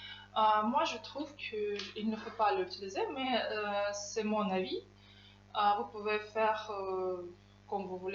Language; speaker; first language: French; non-native, fluent; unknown